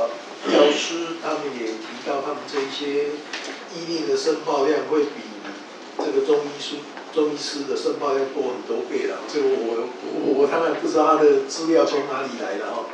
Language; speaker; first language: Chinese; native; Chinese